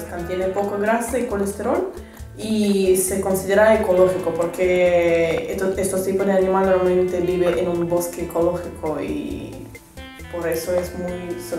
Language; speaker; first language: Spanish; non-native, learner; Russian